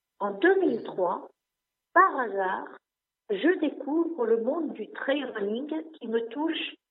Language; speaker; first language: French; non-native, local second language; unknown